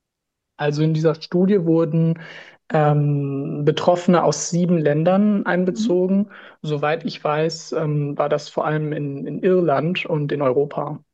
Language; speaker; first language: German; native; German